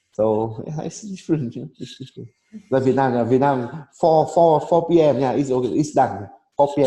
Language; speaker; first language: English; non-native, learner; Vietnamese